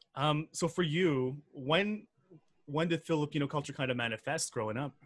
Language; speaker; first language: English; native; English